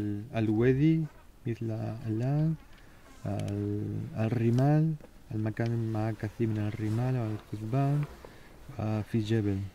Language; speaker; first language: Arabic; non-native, learner; Spanish